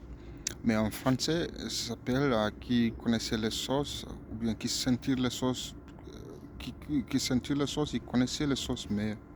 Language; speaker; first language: French; non-native, learner; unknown